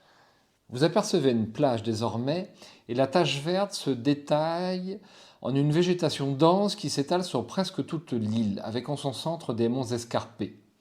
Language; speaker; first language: French; native; French